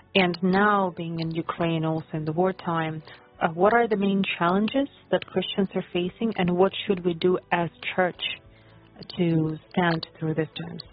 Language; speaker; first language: English; non-native, fluent; Ukrainian